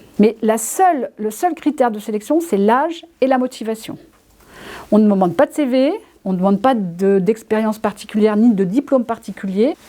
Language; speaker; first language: French; native; French